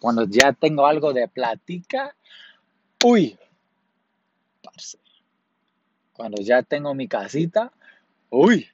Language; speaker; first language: Spanish; early bilingual, heritage; Spanish